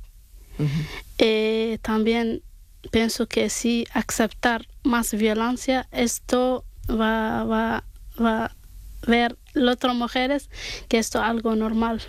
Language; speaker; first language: Spanish; non-native, learner; Arabic